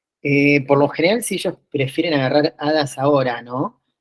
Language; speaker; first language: Spanish; native; Spanish